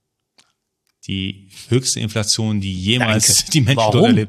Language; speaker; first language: German; early bilingual, other home language; Persian